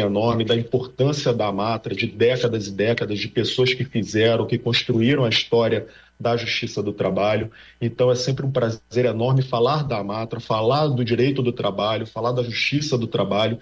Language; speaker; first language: Portuguese; native; Portuguese